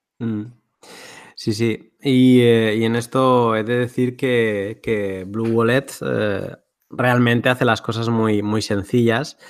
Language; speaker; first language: Spanish; native; Spanish